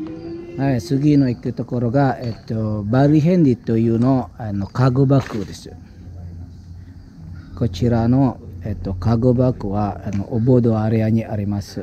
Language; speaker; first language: Japanese; non-native, fluent; Indonesian